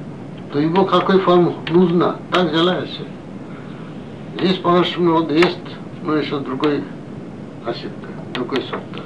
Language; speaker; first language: Russian; non-native, learner; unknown